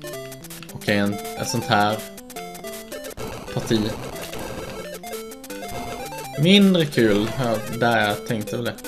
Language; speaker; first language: Swedish; native; Swedish